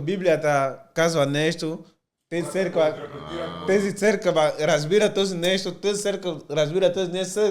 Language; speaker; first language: Bulgarian; non-native, learner; Portuguese